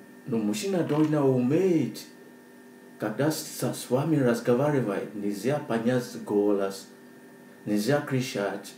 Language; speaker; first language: Russian; non-native, learner; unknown